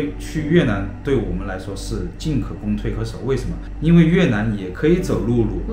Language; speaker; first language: Chinese; native; Chinese